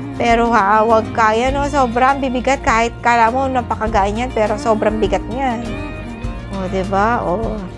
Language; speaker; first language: Filipino; native; Filipino